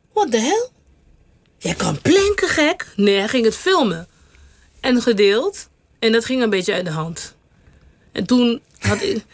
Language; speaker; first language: Dutch; non-native, local second language; English